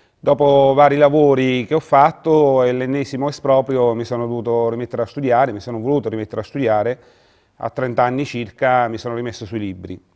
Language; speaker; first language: Italian; native; Italian